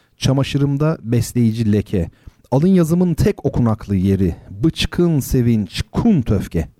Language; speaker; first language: Turkish; native; Turkish